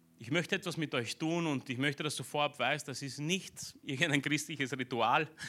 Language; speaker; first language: German; early bilingual, other home language; Romanian